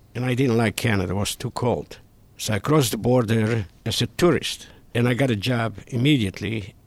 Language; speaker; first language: English; non-native, fluent; Hungarian